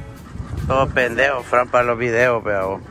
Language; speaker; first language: Spanish; native; Spanish